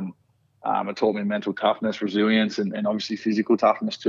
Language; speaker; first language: English; native; English